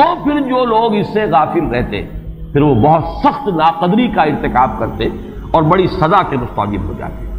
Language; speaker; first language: Urdu; native; Urdu